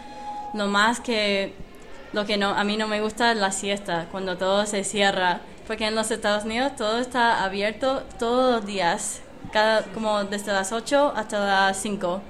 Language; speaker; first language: Spanish; non-native, fluent; English